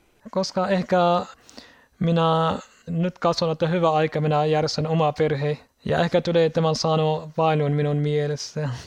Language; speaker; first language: Finnish; non-native, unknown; Arabic